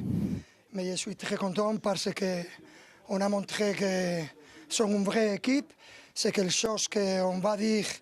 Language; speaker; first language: French; non-native, learner; Spanish